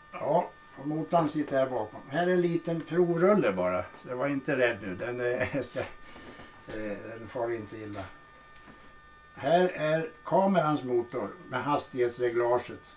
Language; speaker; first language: Swedish; native; Swedish